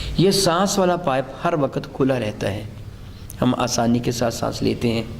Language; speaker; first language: Urdu; non-native, local second language; Punjabi